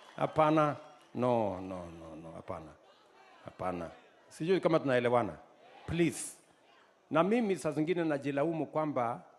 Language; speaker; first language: Swahili; non-native, local second language; Kalenjin